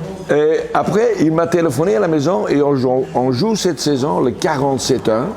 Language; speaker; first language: French; non-native, local second language; Dutch